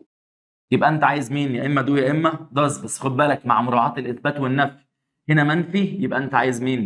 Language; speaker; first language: Arabic; native; Arabic